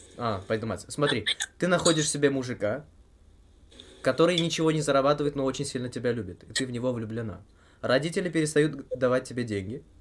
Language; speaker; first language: Russian; non-native, local second language; Uzbek